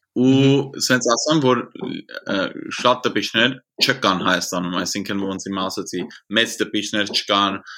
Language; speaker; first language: Armenian; early bilingual, heritage; Armenian